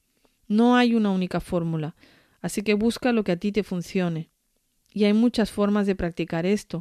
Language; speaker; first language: Spanish; native; Spanish